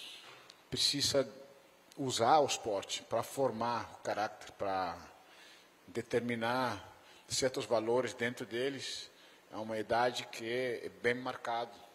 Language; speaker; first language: Portuguese; non-native, fluent; Dutch